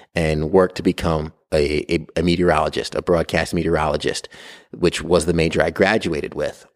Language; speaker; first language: English; native; English